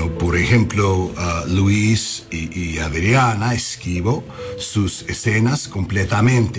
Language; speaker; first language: Spanish; non-native, learner; English